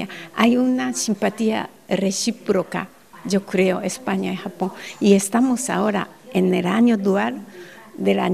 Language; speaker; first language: Spanish; non-native, fluent; Japanese